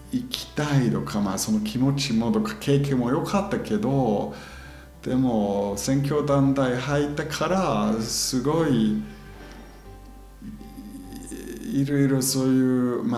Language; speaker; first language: Japanese; non-native, fluent; German